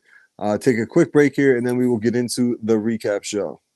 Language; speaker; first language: English; native; English